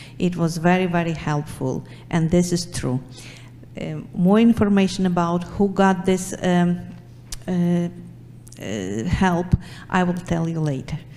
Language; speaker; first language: English; non-native, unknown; Ukrainian